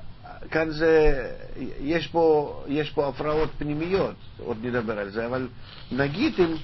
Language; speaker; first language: Hebrew; non-native, fluent; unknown